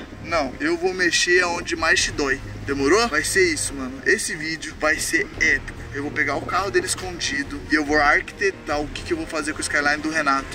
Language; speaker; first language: Portuguese; native; Portuguese